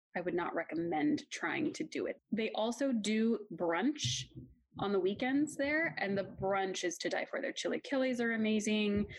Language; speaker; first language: English; native; English